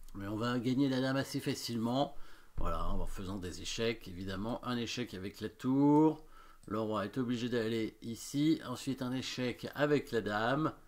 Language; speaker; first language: French; native; French